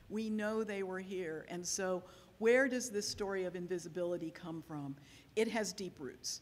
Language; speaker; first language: English; native; English